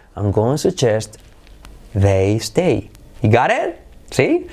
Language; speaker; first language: English; non-native, fluent; Spanish